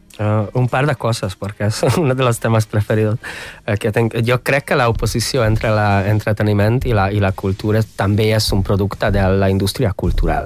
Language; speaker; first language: Catalan; non-native, fluent; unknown